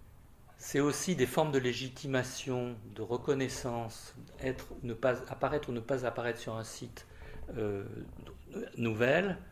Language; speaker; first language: French; native; French